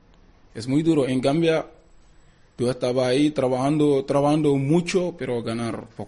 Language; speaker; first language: Spanish; non-native, learner; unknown